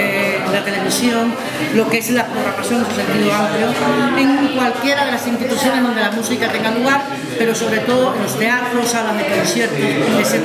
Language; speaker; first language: Spanish; native; Spanish